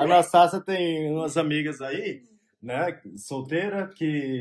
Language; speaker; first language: Portuguese; native; Portuguese